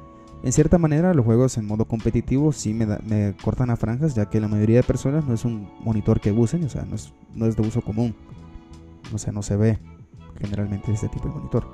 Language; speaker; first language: Spanish; native; Spanish